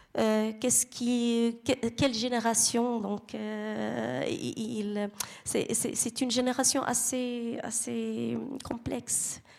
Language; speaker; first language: French; non-native, fluent; Arabic